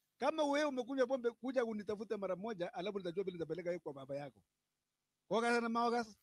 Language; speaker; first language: Swahili; non-native, local second language; Kalenjin